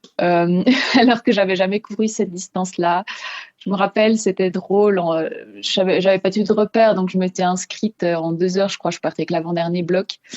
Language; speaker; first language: French; non-native, local second language; Swiss German